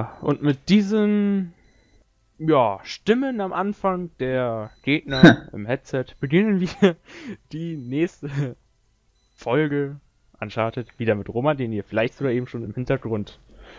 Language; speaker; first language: German; native; German